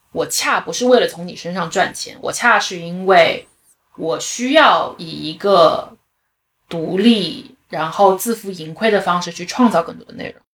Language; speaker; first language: Chinese; native; Chinese